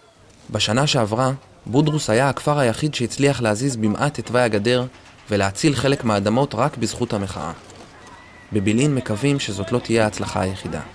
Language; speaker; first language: Hebrew; native; Hebrew